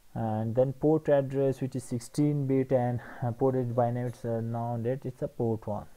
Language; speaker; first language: English; non-native, fluent; Persian